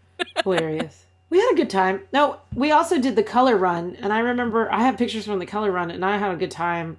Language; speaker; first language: English; native; English